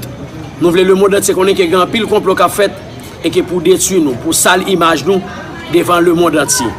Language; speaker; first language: Haitian Creole; native; Haitian Creole